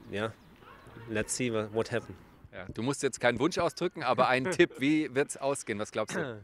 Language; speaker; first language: German; native; German